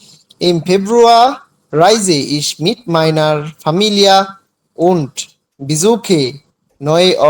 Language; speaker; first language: German; non-native, learner; Bangla